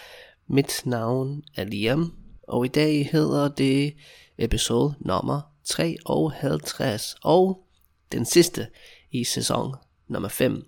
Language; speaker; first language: Danish; non-native, fluent; English